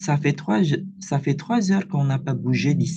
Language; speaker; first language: French; non-native, fluent; Indonesian